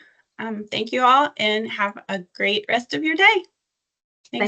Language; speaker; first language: English; native; English